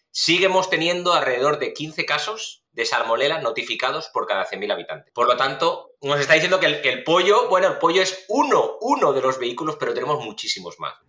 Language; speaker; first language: Spanish; native; Spanish